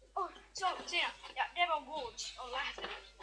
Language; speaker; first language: Finnish; native; Finnish